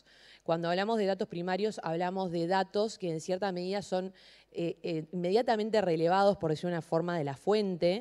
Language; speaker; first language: Spanish; native; Spanish